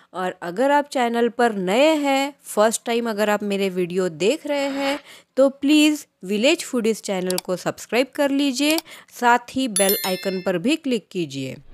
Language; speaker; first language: Hindi; non-native, local second language; Marathi